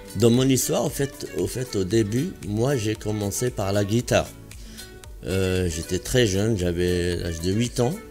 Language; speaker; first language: French; non-native, local second language; Arabic